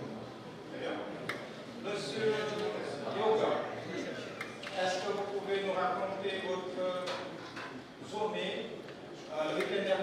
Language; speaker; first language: French; non-native, fluent; Indonesian